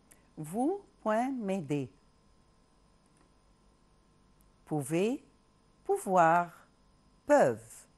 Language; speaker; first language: French; non-native, local second language; Arabic